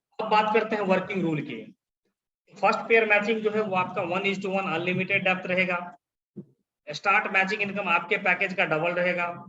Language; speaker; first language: Hindi; native; Hindi